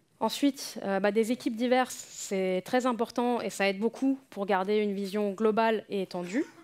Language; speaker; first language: French; native; French